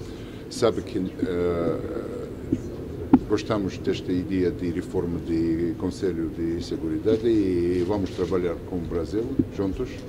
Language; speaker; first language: Portuguese; non-native, fluent; Georgian